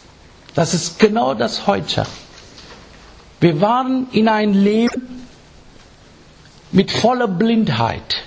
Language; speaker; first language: German; non-native, fluent; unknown